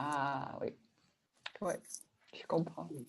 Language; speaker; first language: French; non-native, learner; Dutch